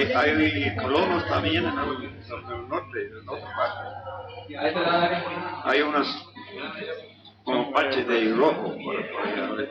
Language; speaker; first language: Spanish; non-native, fluent; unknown